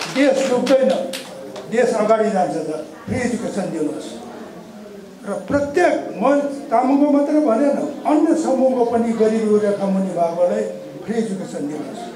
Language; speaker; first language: Nepali; non-native, local second language; Eastern Tamang